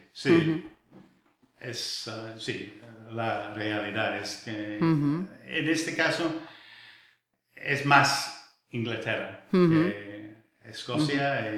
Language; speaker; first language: Spanish; non-native, fluent; English